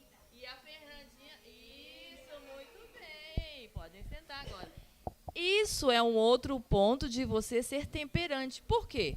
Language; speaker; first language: Portuguese; non-native, learner; Spanish